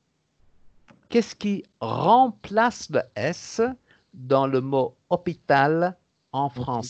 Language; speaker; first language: French; native; French